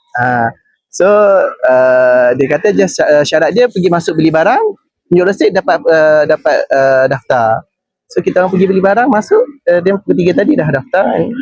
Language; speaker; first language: Malay; native; Malay